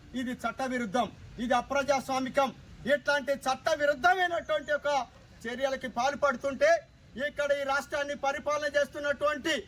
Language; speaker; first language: Telugu; native; Telugu